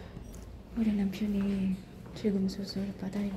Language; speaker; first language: Korean; non-native, learner; Filipino